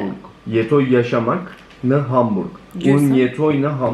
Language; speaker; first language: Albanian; non-native, learner; Turkish